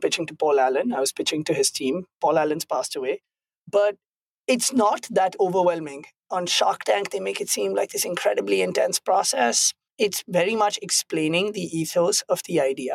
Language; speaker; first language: English; non-native, local second language; Hindi